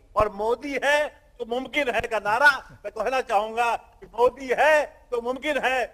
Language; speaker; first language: Hindi; native; Hindi